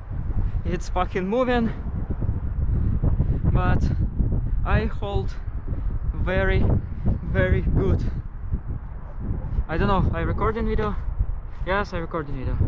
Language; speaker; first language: English; non-native, learner; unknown